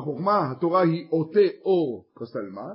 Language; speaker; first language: Hebrew; native; Hebrew